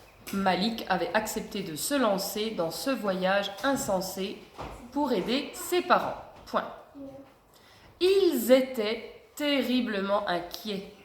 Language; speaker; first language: French; native; French